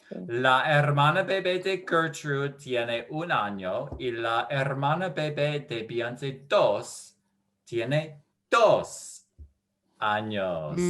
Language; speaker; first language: Spanish; non-native, learner; English